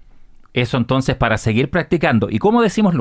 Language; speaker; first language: Spanish; native; Spanish